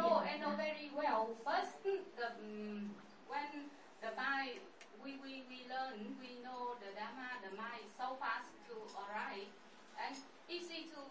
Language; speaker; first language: English; non-native, learner; Vietnamese